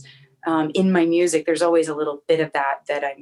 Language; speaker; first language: English; native; English